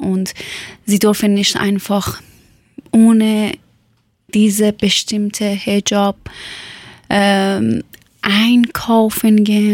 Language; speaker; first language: German; non-native, learner; Persian